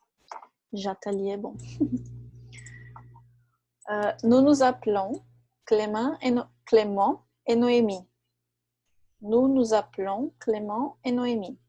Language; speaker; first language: French; non-native, fluent; Portuguese